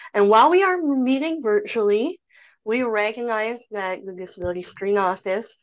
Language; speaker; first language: English; native; English